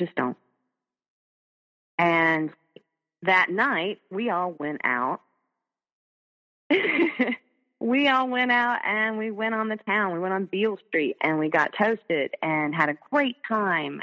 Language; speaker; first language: English; native; English